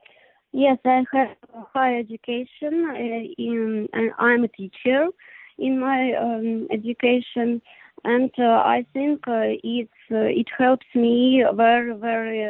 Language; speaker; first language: English; non-native, learner; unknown